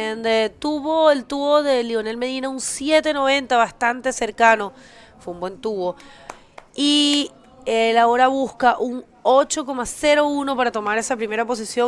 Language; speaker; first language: Spanish; native; Spanish